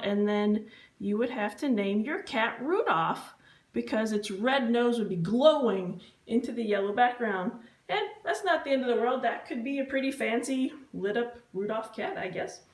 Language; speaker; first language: English; native; English